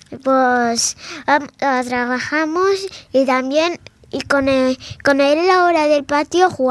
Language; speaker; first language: Spanish; early bilingual, other home language; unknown